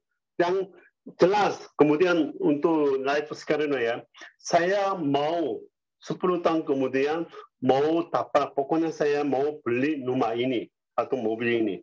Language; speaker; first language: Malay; non-native, learner; Korean